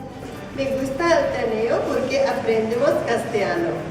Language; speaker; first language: Spanish; non-native, learner; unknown